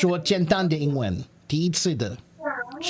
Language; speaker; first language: Chinese; non-native, learner; English